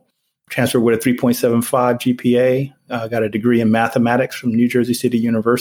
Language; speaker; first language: English; native; English